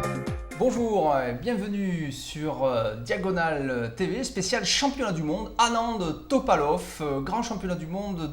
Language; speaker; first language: French; native; French